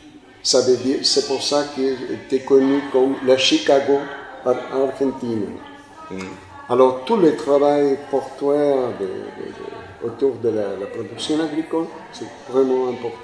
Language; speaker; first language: French; non-native, fluent; Spanish